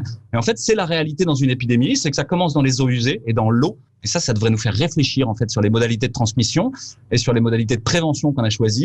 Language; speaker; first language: French; native; French